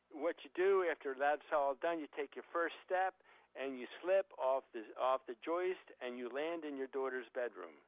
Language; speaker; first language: English; native; English